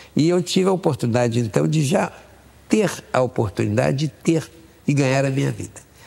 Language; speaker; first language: Portuguese; native; Portuguese